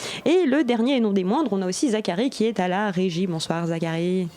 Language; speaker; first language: French; native; French